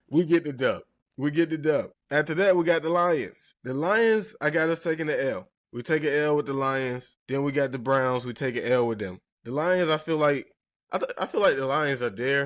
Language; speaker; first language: English; native; English